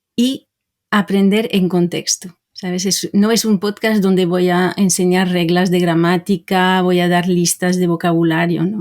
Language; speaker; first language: Spanish; non-native, fluent; French